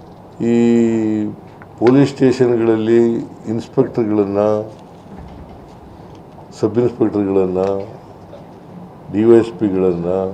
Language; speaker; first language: Kannada; native; Kannada